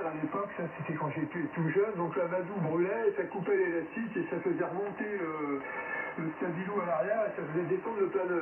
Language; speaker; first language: French; native; French